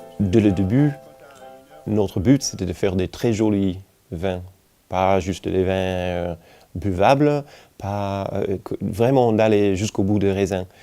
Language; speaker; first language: French; non-native, fluent; English